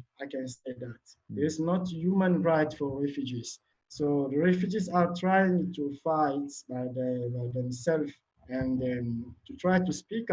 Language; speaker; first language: English; non-native, learner; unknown